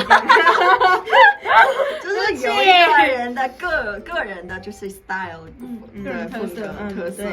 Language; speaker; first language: Chinese; non-native, fluent; Mongolian